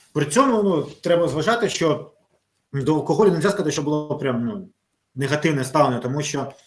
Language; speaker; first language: Ukrainian; native; Ukrainian